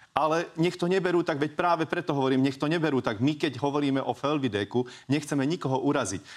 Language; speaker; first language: Slovak; non-native, local second language; Hungarian